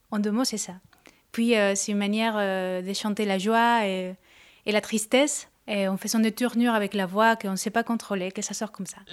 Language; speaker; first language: French; non-native, fluent; Spanish